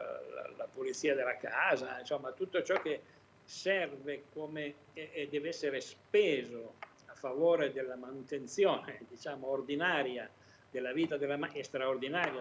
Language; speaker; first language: Italian; native; Italian